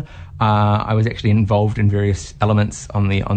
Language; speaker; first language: English; native; English